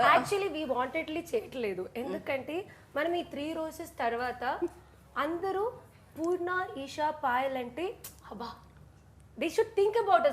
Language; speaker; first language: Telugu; non-native, learner; Malayalam